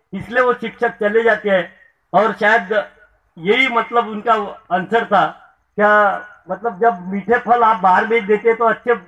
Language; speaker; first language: Hindi; native; Hindi